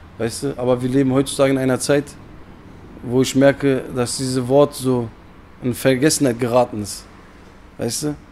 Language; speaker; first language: German; early bilingual, other home language; Turkish